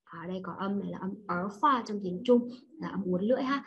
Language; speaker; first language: Chinese; non-native, fluent; Vietnamese